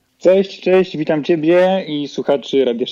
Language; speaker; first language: Polish; native; Polish